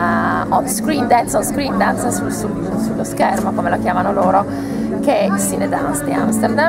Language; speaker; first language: Italian; native; Italian